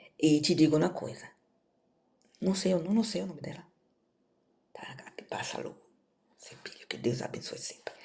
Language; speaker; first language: Portuguese; native; Portuguese